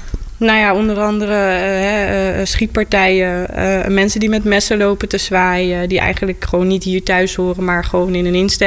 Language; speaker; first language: Dutch; native; Dutch